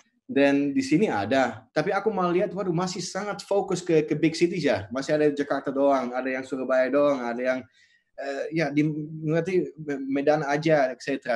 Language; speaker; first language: Indonesian; non-native, fluent; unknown